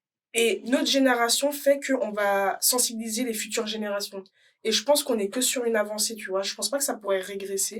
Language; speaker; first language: French; native; French